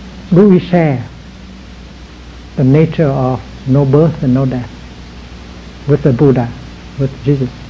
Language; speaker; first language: English; non-native, fluent; Vietnamese